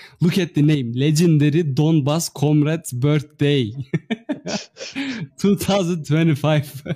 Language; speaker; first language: English; non-native, fluent; Turkish